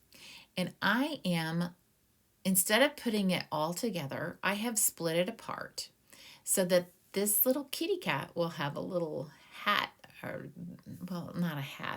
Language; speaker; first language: English; native; English